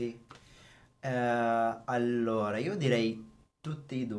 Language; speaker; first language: Italian; non-native, fluent; English